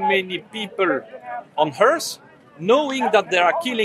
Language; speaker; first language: English; non-native, learner; French